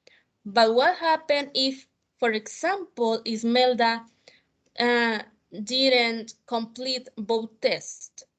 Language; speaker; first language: English; non-native, fluent; Spanish